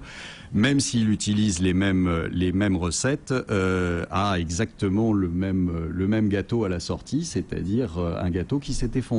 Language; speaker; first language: French; native; French